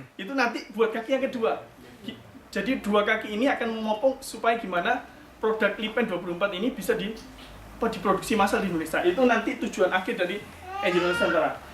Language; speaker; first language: Indonesian; native; Indonesian